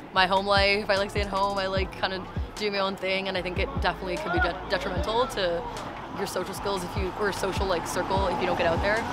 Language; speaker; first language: English; native; English